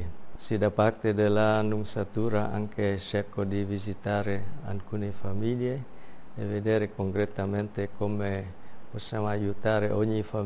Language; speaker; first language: Italian; non-native, fluent; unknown